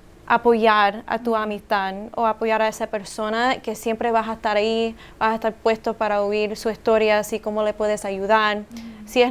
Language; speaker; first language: Spanish; early bilingual, heritage; Spanish